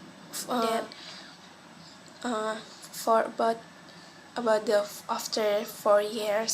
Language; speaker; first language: English; non-native, local second language; Malay